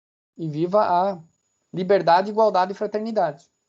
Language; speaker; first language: Portuguese; native; Portuguese